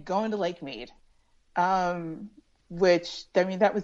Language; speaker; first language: English; native; English